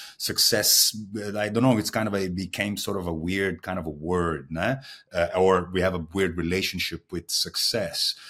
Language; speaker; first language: English; non-native, fluent; Portuguese